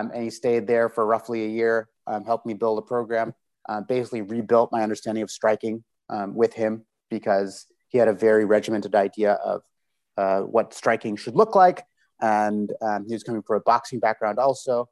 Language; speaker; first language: English; native; English